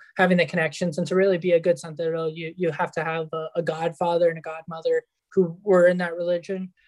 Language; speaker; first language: English; early bilingual, other home language; Spanish